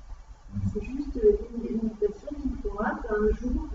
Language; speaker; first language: French; native; French